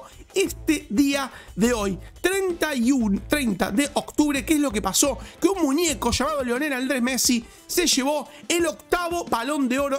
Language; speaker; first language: Spanish; native; Spanish